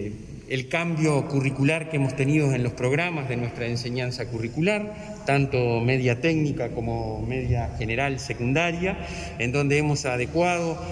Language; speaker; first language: Spanish; native; Spanish